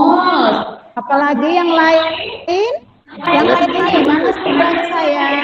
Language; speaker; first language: Indonesian; native; Indonesian